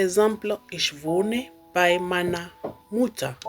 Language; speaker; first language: German; non-native, fluent; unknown